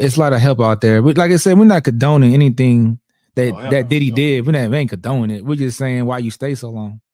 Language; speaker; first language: English; native; English